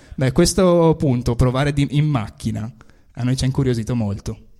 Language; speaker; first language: Italian; native; Italian